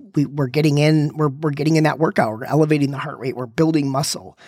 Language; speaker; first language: English; native; English